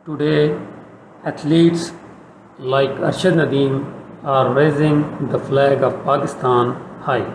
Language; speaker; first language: English; non-native, local second language; Urdu